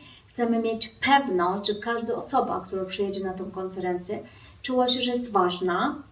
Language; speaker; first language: Polish; non-native, fluent; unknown